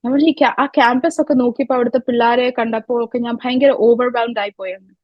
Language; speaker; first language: Malayalam; early bilingual, other home language; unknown